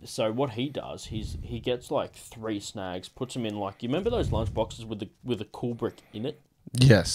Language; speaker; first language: English; native; English